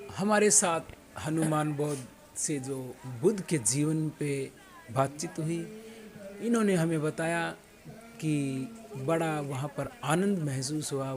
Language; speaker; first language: Hindi; native; Hindi